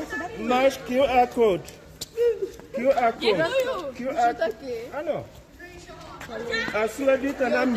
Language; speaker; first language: Czech; non-native, learner; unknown